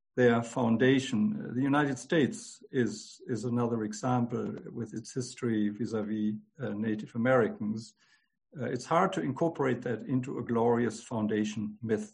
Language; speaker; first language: English; non-native, fluent; German